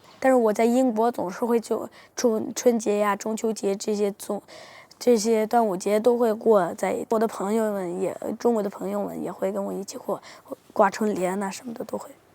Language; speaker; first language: Chinese; early bilingual, heritage; Spanish